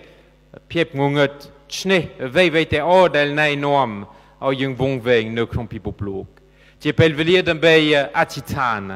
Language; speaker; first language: Khmer; non-native, fluent; French